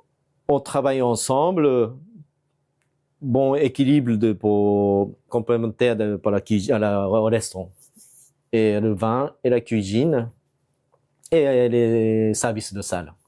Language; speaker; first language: French; non-native, fluent; Japanese